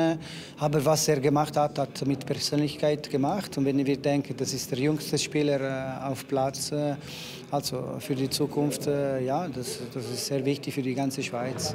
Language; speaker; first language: German; non-native, local second language; Italian